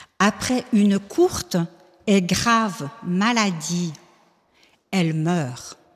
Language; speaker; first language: French; native; French